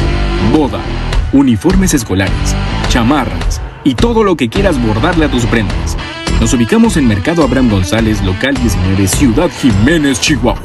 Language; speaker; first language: Spanish; native; Spanish